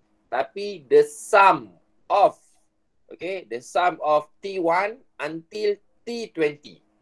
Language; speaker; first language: English; non-native, local second language; Malay